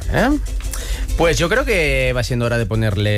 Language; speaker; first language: Spanish; native; Spanish